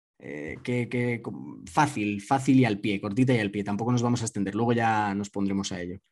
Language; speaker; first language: Spanish; native; Spanish